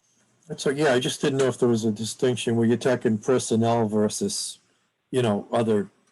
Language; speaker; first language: English; native; English